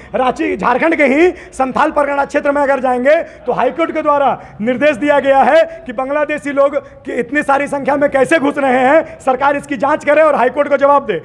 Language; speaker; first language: Hindi; native; Hindi